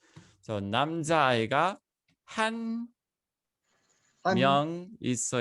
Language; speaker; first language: Korean; non-native, fluent; English